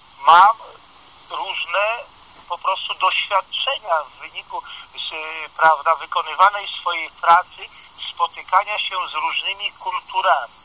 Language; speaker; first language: Polish; native; Polish